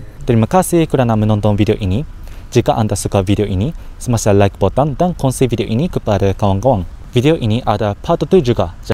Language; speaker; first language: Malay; non-native, fluent; Japanese